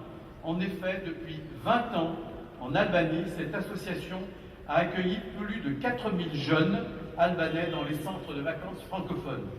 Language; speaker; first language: French; native; French